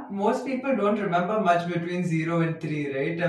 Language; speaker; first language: English; non-native, local second language; Tamil